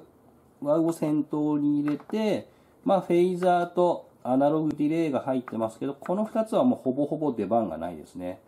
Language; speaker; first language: Japanese; native; Japanese